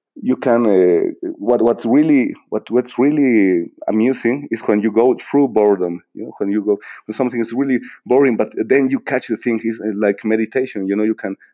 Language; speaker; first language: English; non-native, fluent; Spanish